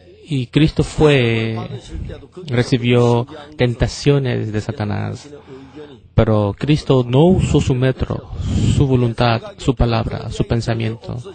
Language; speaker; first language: Spanish; non-native, fluent; Korean